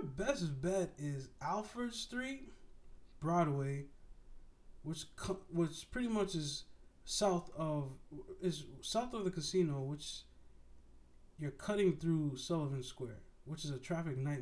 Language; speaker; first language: English; native; English